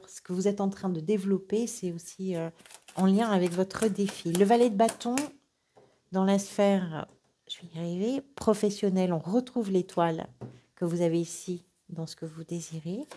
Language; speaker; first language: French; native; French